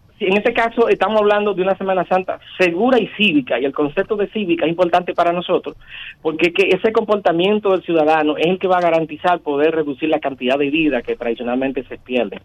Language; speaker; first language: Spanish; native; Spanish